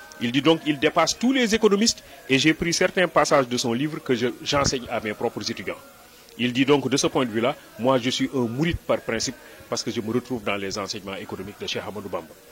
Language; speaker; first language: French; non-native, local second language; Wolof